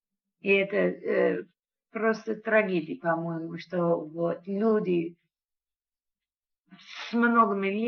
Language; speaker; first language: Russian; non-native, learner; English